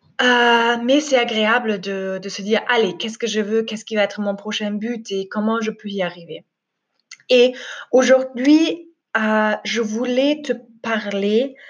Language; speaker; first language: French; non-native, fluent; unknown